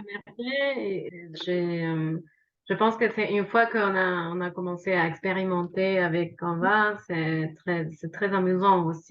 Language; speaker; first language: French; non-native, fluent; Spanish